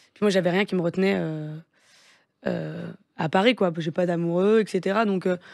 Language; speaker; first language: French; native; French